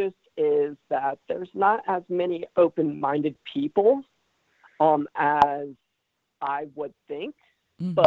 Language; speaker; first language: English; native; English